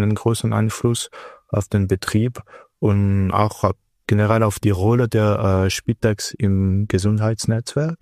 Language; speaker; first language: German; non-native, local second language; French